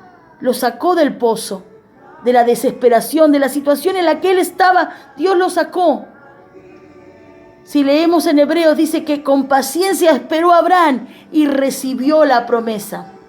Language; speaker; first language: Spanish; native; Spanish